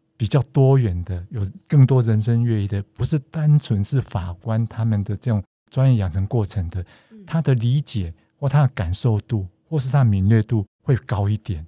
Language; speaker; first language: Chinese; native; Chinese